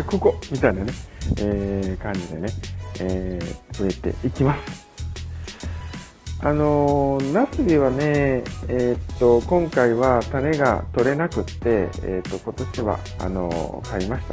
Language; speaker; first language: Japanese; native; Japanese